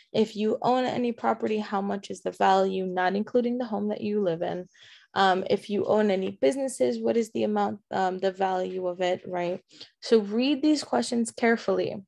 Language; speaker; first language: English; early bilingual, other home language; Spanish